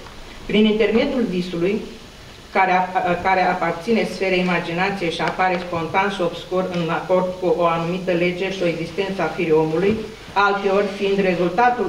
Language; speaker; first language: Romanian; native; Romanian